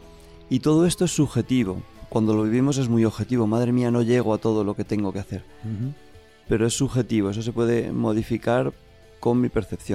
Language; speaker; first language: Spanish; native; Spanish